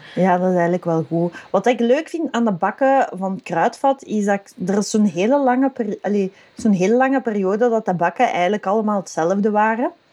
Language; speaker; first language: Dutch; native; Dutch